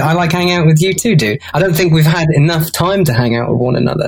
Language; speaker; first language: English; native; English